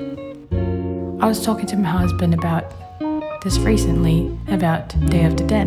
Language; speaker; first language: English; non-native, local second language; Filipino